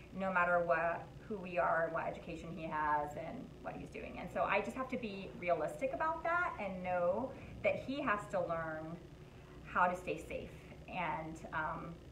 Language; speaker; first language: English; native; English